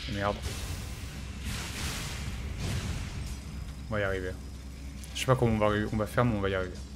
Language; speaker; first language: French; native; French